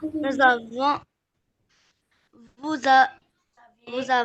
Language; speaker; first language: French; non-native, learner; Arabic